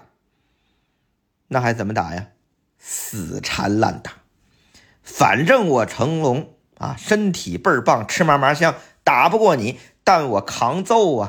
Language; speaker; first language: Chinese; native; Chinese